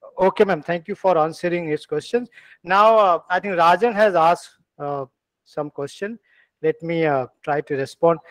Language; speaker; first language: English; non-native, local second language; Hindi